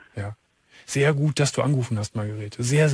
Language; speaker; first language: German; native; German